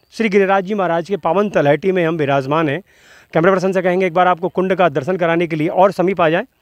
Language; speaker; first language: Hindi; native; Hindi